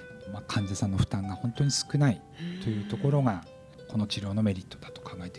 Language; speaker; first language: Japanese; native; Japanese